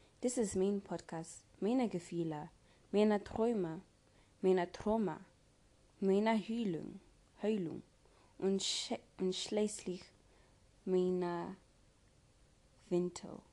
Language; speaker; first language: German; non-native, learner; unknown